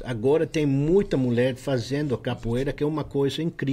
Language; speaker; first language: Portuguese; non-native, learner; Spanish